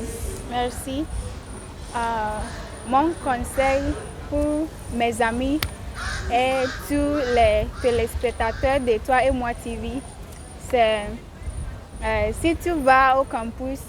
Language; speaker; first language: French; non-native, learner; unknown